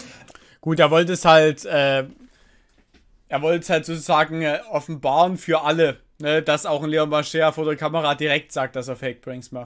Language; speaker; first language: German; native; German